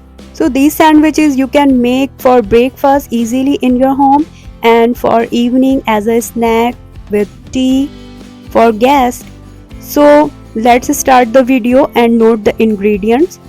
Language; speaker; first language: English; non-native, local second language; Urdu